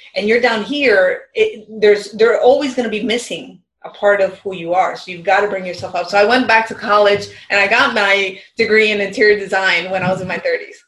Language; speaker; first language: English; early bilingual, other home language; Spanish